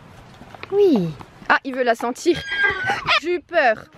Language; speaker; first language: French; native; French